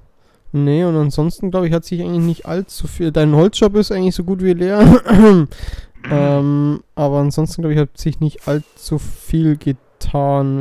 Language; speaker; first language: German; native; German